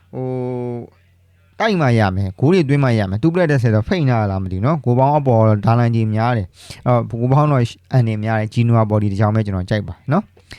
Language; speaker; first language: Burmese; native; Burmese